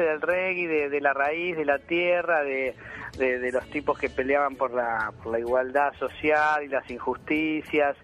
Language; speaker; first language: Spanish; native; Spanish